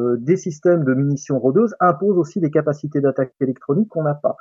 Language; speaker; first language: French; native; French